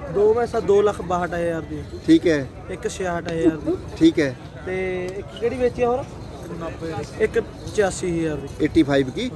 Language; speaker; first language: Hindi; non-native, local second language; Punjabi